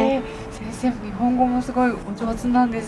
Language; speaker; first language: Japanese; native; Japanese